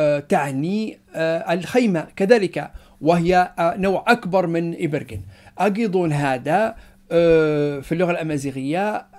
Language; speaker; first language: Arabic; non-native, local second language; Berber languages